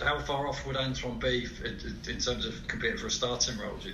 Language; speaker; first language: English; native; English